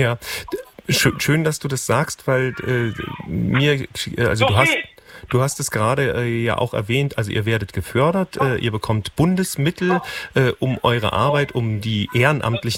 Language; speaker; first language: German; native; German